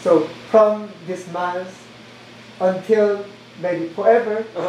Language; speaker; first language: English; non-native, learner; Korean